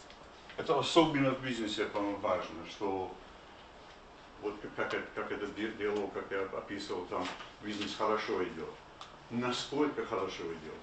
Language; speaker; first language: Russian; non-native, fluent; English